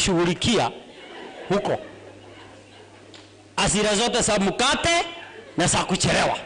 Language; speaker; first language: Swahili; non-native, local second language; Gusii